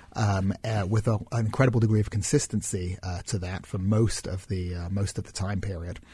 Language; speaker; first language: English; native; English